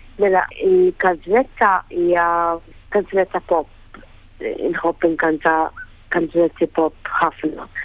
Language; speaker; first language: Maltese; native; Maltese